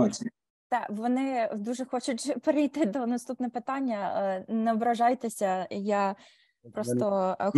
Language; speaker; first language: Ukrainian; early bilingual, heritage; Ukrainian